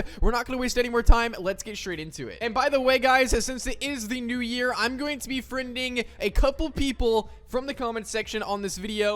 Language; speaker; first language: English; native; English